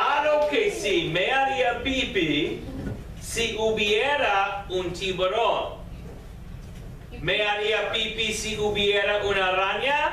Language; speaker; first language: Spanish; non-native, fluent; English